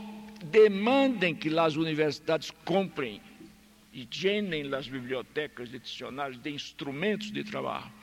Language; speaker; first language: Spanish; non-native, fluent; Portuguese